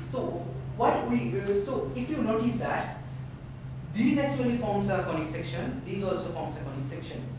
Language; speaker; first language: English; non-native, local second language; Bangla